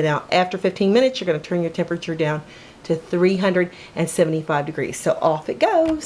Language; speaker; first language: English; native; English